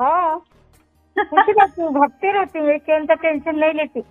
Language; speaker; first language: Hindi; non-native, local second language; Marathi